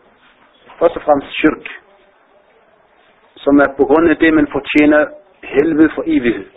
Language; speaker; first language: Danish; non-native, fluent; Arabic